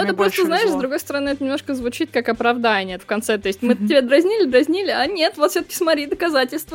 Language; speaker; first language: Russian; native; Russian